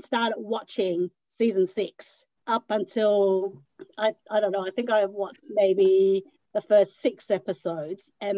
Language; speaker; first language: English; non-native, local second language; Cantonese